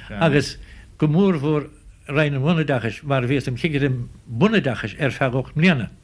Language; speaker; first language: Irish; native; Irish